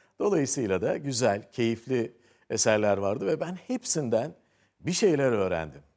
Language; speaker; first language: Turkish; native; Turkish